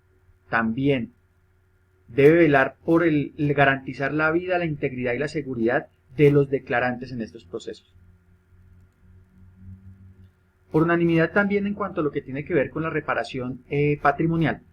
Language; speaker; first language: Spanish; native; Spanish